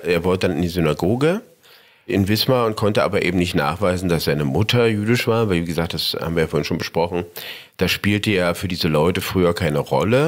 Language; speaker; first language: German; native; German